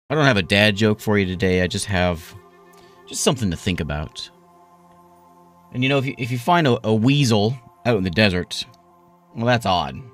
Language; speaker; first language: English; native; English